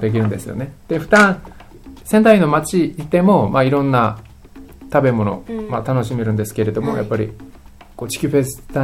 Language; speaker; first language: Japanese; non-native, fluent; Korean